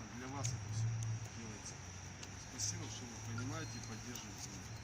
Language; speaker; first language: Russian; non-native, local second language; Tajik